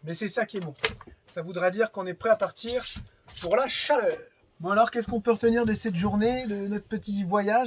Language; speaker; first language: French; native; French